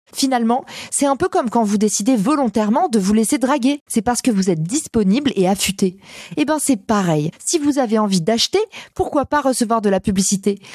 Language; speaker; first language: French; native; French